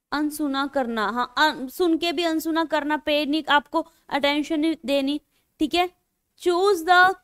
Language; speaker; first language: Hindi; non-native, local second language; Punjabi